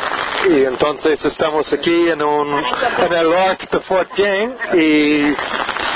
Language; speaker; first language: Spanish; non-native, learner; English